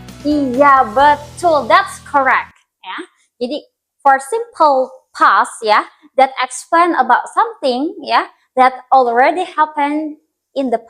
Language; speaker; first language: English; non-native, learner; Indonesian